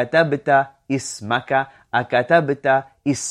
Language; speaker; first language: Arabic; non-native, fluent; English